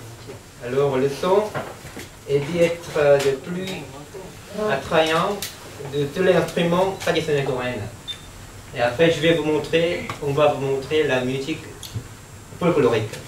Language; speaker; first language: French; non-native, learner; Korean